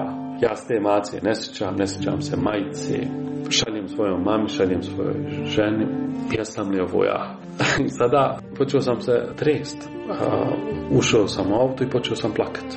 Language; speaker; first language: Serbian; native; Serbian